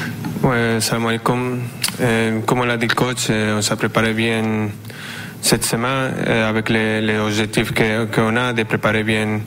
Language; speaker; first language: French; non-native, fluent; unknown